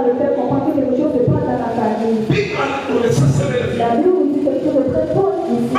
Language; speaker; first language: French; native; French